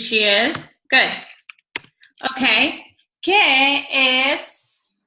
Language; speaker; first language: Spanish; non-native, fluent; English